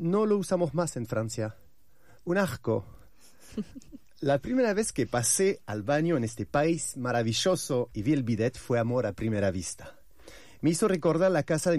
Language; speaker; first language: Spanish; non-native, fluent; French